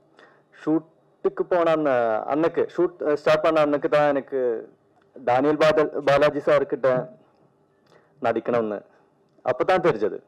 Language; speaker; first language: Tamil; non-native, learner; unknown